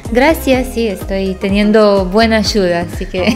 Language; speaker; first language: Spanish; non-native, fluent; Romanian